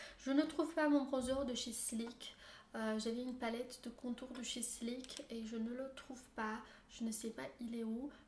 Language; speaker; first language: French; non-native, fluent; Armenian